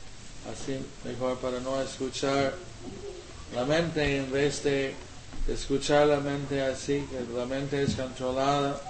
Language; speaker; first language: Spanish; non-native, learner; English